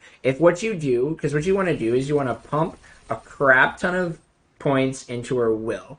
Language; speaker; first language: English; native; English